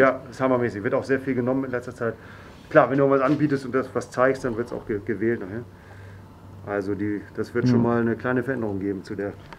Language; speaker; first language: German; native; German